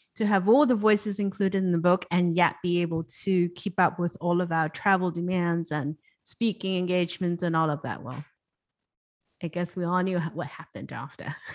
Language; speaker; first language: English; non-native, local second language; Cantonese